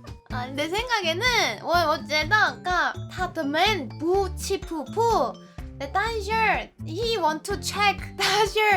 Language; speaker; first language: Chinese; non-native, learner; Korean